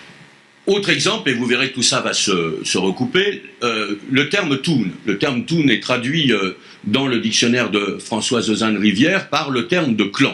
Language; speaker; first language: French; native; French